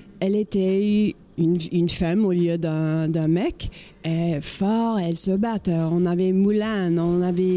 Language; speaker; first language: French; non-native, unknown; English